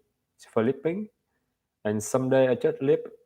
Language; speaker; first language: English; non-native, learner; Vietnamese